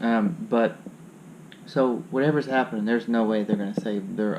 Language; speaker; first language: English; native; English